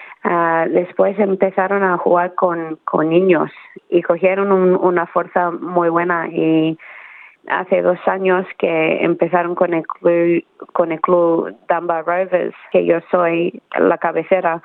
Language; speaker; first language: Spanish; early bilingual, heritage; Spanish